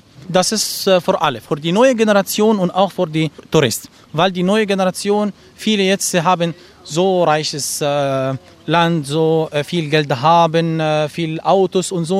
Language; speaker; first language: German; non-native, learner; Arabic